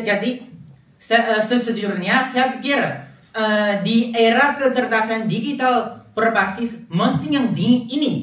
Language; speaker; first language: Indonesian; non-native, fluent; Chinese